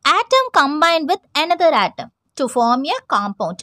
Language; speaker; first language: English; non-native, local second language; Tamil